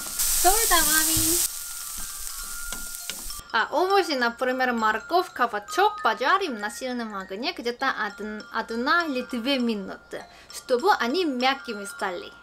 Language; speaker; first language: Russian; non-native, fluent; Korean